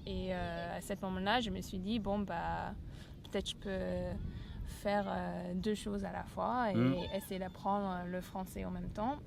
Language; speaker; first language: French; non-native, fluent; English